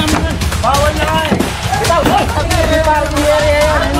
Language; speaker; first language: Filipino; native; Filipino